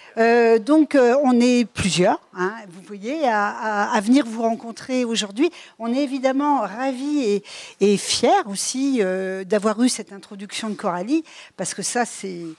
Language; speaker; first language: French; native; French